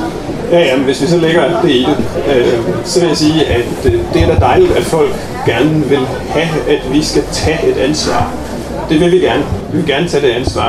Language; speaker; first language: Danish; native; Danish